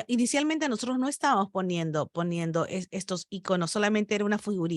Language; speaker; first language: Spanish; native; Spanish